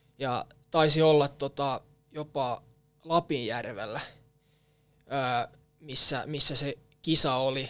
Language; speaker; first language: Finnish; non-native, local second language; Swedish